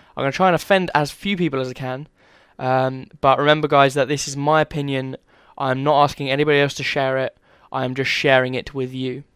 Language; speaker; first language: English; native; English